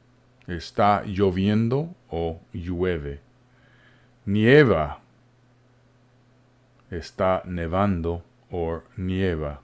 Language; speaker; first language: Spanish; non-native, fluent; English